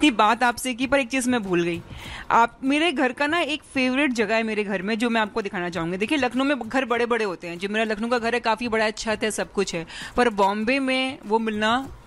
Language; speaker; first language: Hindi; native; Hindi